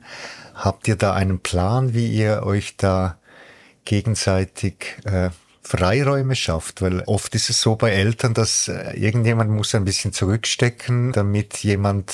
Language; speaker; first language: German; native; German